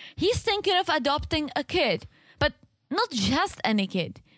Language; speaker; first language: English; native; English